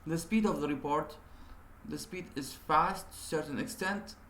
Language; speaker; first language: English; non-native, fluent; Arabic